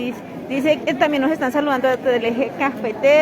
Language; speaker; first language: Spanish; native; Spanish